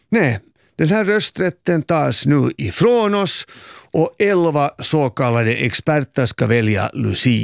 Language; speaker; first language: Swedish; native; Swedish